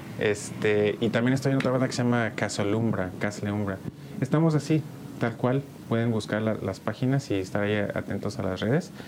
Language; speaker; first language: Spanish; early bilingual, heritage; Spanish